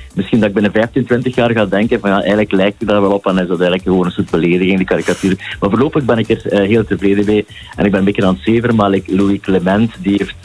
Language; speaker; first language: Dutch; native; Dutch